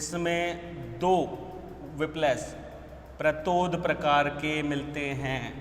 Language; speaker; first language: Hindi; native; Hindi